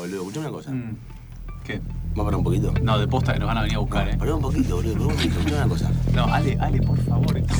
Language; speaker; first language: Spanish; native; Spanish